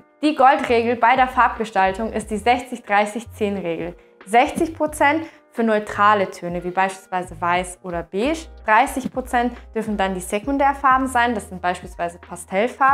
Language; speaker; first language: German; native; German